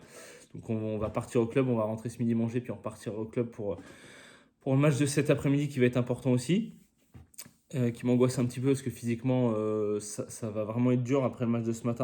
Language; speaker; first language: French; native; French